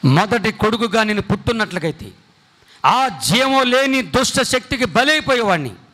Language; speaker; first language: Telugu; non-native, local second language; Koya